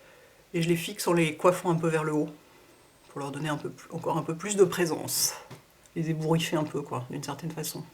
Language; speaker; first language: French; native; French